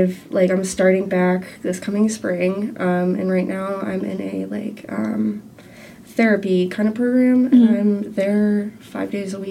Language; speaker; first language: English; native; English